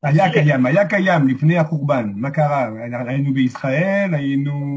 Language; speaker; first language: Hebrew; non-native, fluent; French